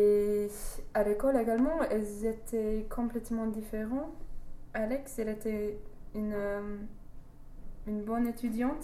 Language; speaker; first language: French; non-native, fluent; English